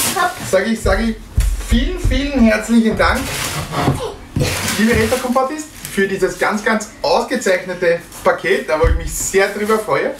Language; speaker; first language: German; native; German